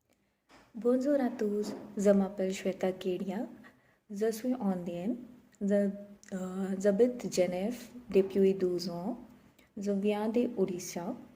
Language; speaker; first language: French; non-native, learner; Odia